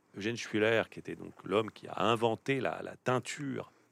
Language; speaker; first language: French; native; French